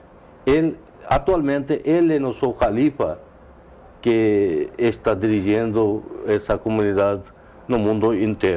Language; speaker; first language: Portuguese; non-native, learner; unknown